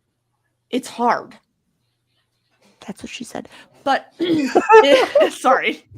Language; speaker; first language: English; native; English